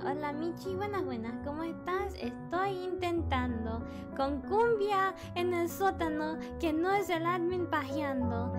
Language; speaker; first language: Spanish; non-native, learner; English